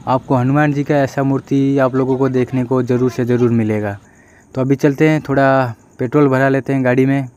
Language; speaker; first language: Hindi; non-native, local second language; Odia